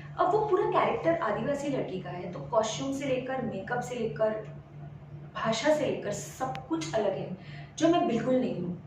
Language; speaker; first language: Hindi; non-native, local second language; Marathi